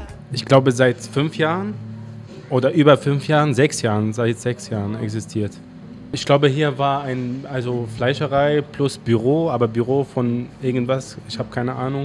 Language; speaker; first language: German; non-native, fluent; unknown